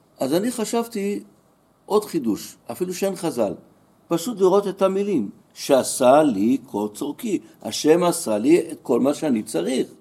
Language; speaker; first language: Hebrew; native; Hebrew